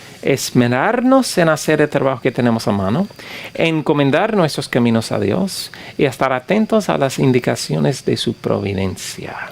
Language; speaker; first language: Spanish; non-native, fluent; English